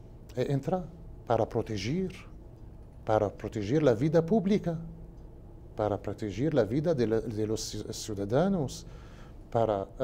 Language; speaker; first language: Portuguese; non-native, learner; Spanish